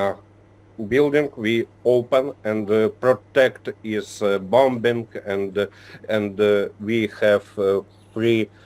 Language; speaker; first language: English; non-native, learner; Ukrainian